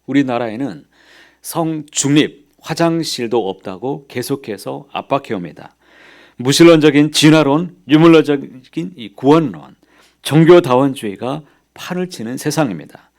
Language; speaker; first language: Korean; native; Korean